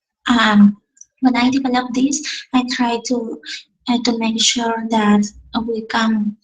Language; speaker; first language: English; non-native, learner; Spanish